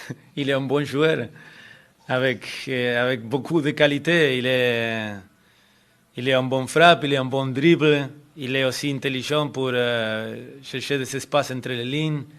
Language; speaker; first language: French; non-native, fluent; Spanish